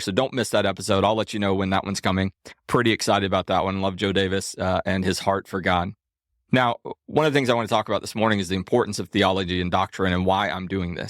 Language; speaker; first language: English; native; English